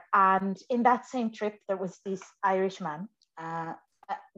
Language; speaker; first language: English; non-native, fluent; Spanish